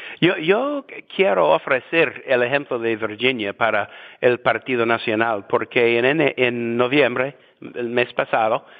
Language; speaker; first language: Spanish; non-native, fluent; English